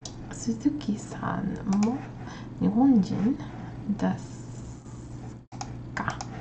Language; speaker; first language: Japanese; non-native, learner; English